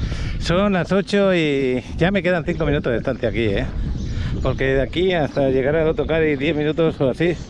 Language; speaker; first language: Spanish; native; Spanish